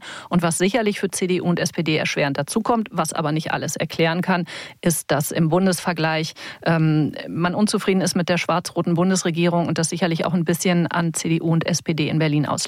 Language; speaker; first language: German; native; German